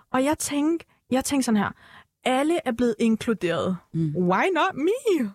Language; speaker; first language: Danish; early bilingual, other home language; Turkish